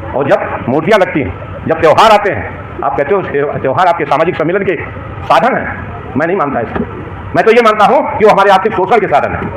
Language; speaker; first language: Hindi; native; Hindi